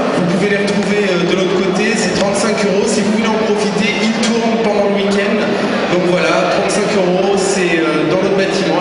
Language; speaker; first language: French; native; French